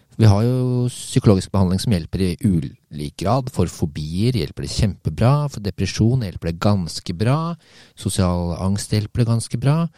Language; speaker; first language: Norwegian; native; Norwegian